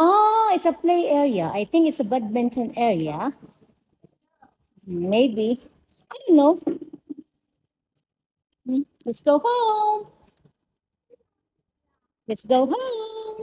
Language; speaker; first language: English; non-native, local second language; Filipino